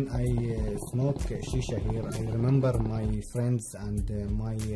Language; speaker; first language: English; non-native, learner; Arabic